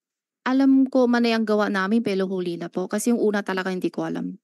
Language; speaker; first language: Filipino; non-native, learner; Chinese